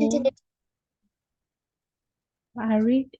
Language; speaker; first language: English; non-native, learner; Vietnamese